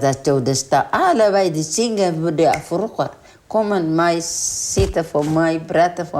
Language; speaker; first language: Dutch; non-native, learner; Tigrinya